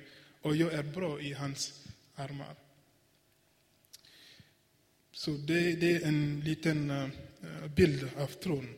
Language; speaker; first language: Swedish; non-native, fluent; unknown